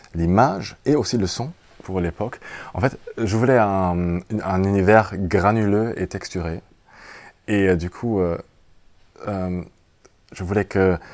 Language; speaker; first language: French; non-native, fluent; German